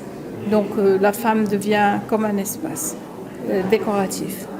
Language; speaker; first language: French; non-native, local second language; Arabic